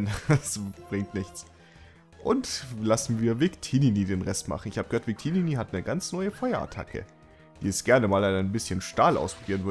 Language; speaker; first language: German; native; German